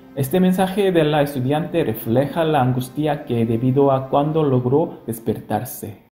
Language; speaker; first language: Spanish; non-native, fluent; Korean